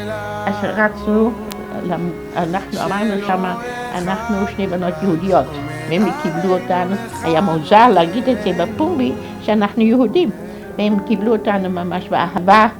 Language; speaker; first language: Hebrew; non-native, fluent; German